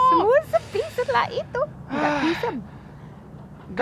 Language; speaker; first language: Indonesian; non-native, fluent; English